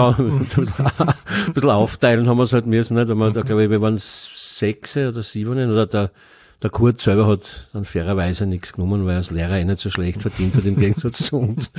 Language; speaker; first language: German; native; German